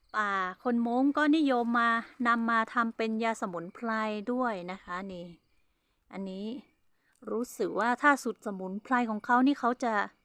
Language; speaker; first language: Thai; non-native, local second language; Hmong